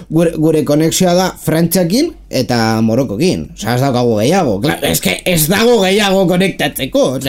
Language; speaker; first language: Basque; non-native, local second language; Spanish